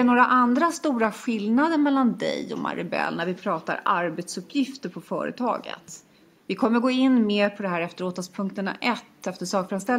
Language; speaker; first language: Swedish; native; Swedish